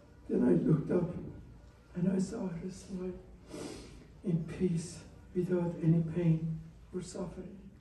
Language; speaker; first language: English; non-native, fluent; Persian